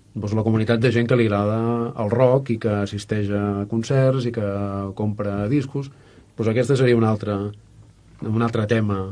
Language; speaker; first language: Catalan; native; Catalan